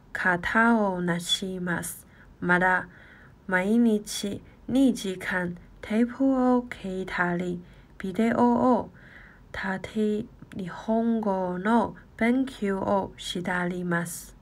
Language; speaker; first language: Japanese; non-native, learner; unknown